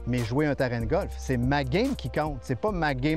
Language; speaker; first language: French; native; French